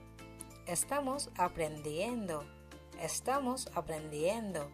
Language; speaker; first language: Spanish; non-native, fluent; Bangla